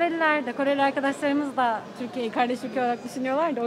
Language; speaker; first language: Turkish; native; Turkish